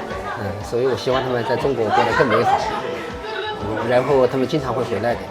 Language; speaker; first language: Chinese; non-native, fluent; Amharic